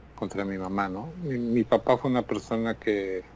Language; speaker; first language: Spanish; native; Spanish